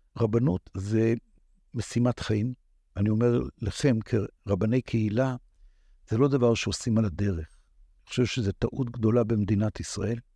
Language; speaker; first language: Hebrew; native; Hebrew